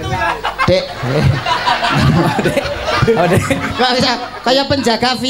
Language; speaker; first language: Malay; non-native, local second language; Javanese